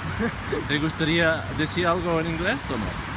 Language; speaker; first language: Spanish; non-native, fluent; English